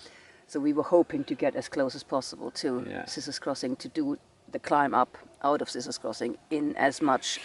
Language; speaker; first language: English; native; English